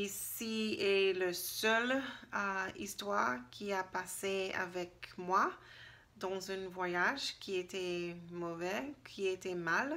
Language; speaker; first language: French; non-native, learner; English